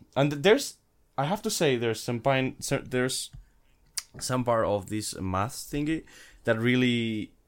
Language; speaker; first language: English; non-native, fluent; Spanish